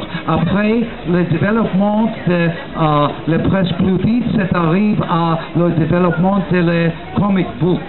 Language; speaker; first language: French; non-native, learner; English